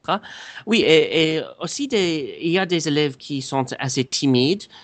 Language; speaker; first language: French; non-native, fluent; English